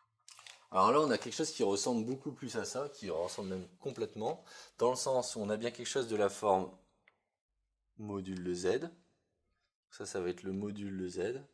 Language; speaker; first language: French; native; French